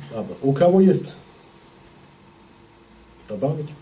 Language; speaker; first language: Russian; non-native, learner; English